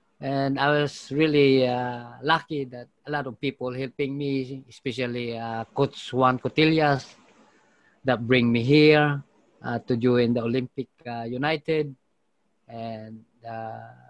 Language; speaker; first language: English; non-native, local second language; Filipino